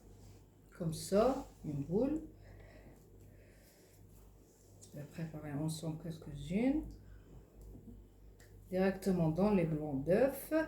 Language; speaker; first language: French; non-native, fluent; Arabic